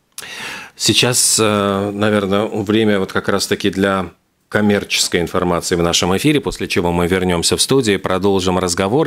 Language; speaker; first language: Russian; native; Russian